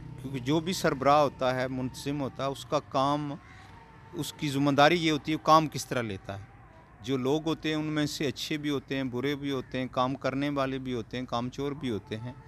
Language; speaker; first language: Urdu; non-native, local second language; Pahari-Potwari